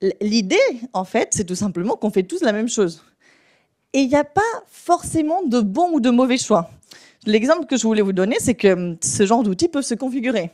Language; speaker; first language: French; non-native, fluent; Spanish